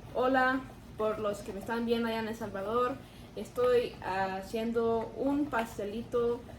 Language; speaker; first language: Spanish; early bilingual, other home language; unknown